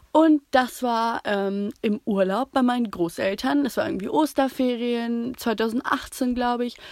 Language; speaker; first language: German; native; German